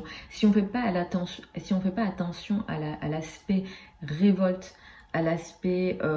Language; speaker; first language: French; native; French